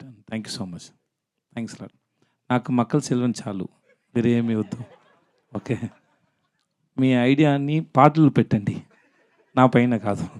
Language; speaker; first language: Telugu; non-native, learner; Tamil